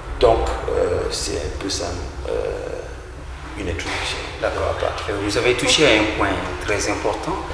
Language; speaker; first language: French; non-native, local second language; Bambara